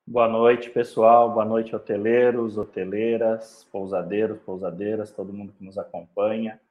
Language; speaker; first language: Portuguese; native; Portuguese